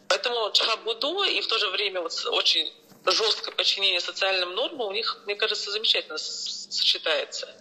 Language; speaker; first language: Russian; native; Russian